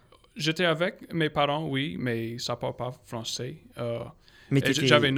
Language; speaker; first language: French; non-native, local second language; English